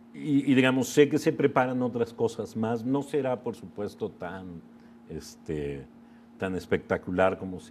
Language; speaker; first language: Spanish; native; Spanish